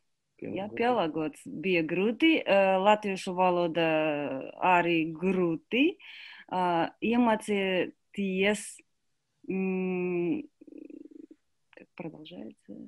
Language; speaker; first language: Latvian; non-native, learner; Kazakh